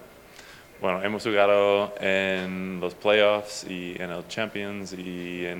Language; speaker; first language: Spanish; non-native, fluent; English